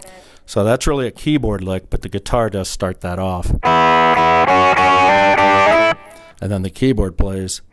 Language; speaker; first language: English; native; English